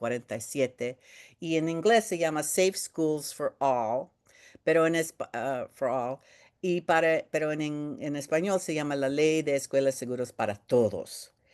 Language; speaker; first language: Spanish; early bilingual, heritage; Spanish